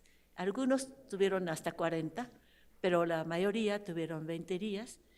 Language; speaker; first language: Spanish; non-native, fluent; Japanese